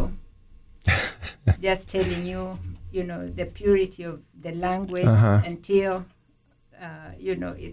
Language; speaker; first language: English; non-native, local second language; Kalenjin